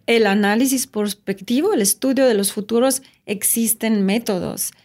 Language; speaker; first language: Spanish; non-native, fluent; Romanian